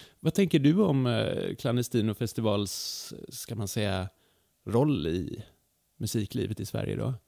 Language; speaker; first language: Swedish; native; Swedish